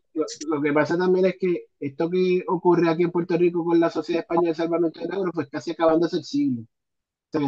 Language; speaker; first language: Spanish; native; Spanish